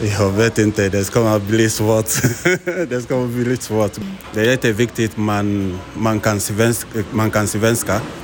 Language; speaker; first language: Swedish; non-native, learner; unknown